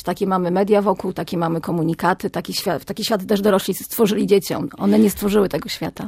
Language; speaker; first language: Polish; native; Polish